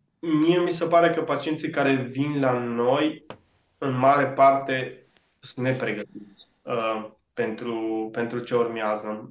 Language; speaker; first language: Romanian; early bilingual, heritage; Romanian